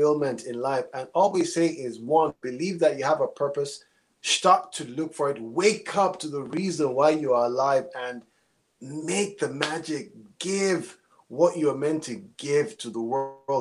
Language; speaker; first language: English; non-native, local second language; Yoruba